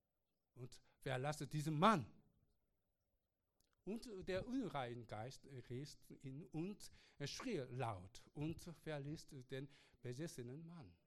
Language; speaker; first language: German; non-native, learner; Korean